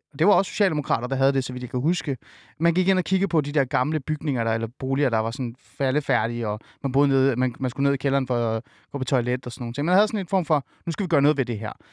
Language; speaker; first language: Danish; early bilingual, other home language; Persian